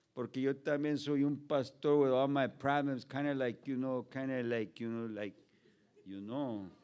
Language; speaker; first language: English; early bilingual, other home language; Spanish